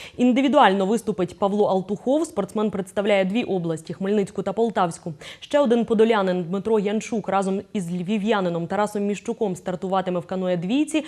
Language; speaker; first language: Ukrainian; native; Ukrainian